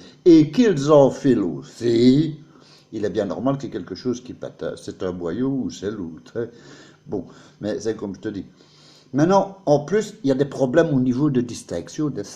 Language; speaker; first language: French; native; French